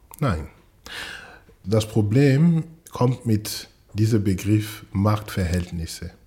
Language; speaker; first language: German; non-native, fluent; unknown